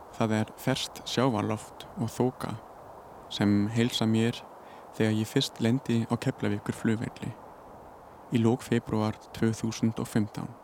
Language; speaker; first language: Icelandic; non-native, fluent; German